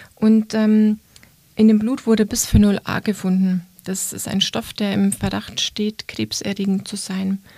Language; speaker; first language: German; native; German